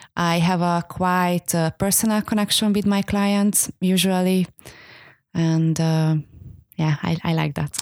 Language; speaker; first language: English; non-native, fluent; Hungarian